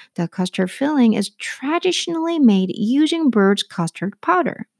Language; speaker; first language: English; non-native, fluent; Korean